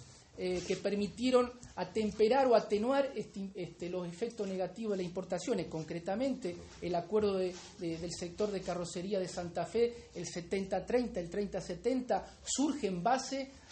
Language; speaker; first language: Spanish; native; Spanish